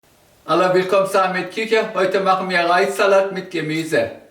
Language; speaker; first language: German; non-native, local second language; Turkish